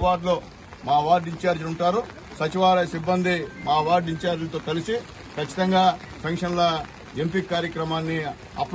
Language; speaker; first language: Telugu; native; Telugu